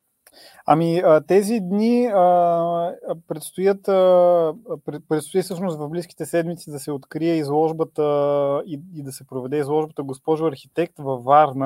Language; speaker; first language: Bulgarian; native; Bulgarian